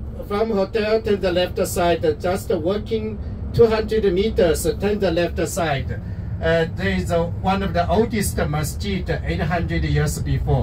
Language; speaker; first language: English; non-native, learner; Chinese